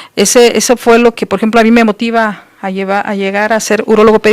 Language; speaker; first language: Spanish; native; Spanish